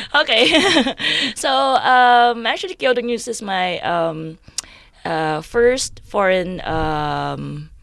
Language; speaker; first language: English; non-native, local second language; Filipino